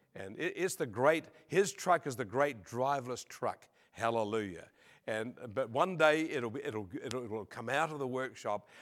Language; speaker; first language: English; native; English